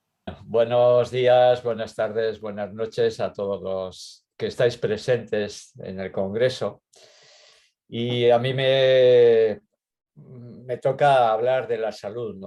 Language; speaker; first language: Spanish; native; Spanish